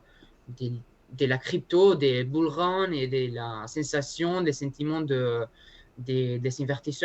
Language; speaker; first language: French; non-native, learner; Spanish